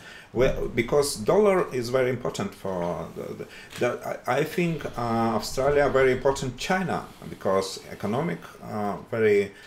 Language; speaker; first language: English; non-native, learner; Russian